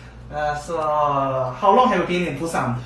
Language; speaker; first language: English; non-native, learner; Korean